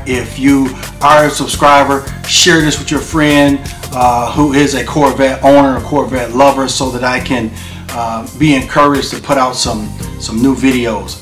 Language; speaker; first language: English; native; English